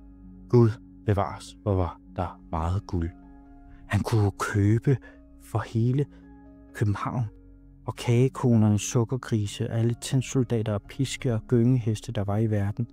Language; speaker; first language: Danish; native; Danish